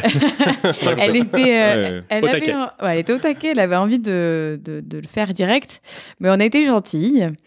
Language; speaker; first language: French; native; French